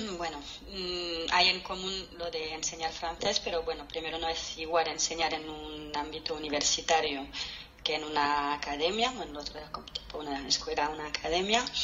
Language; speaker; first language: Spanish; non-native, fluent; French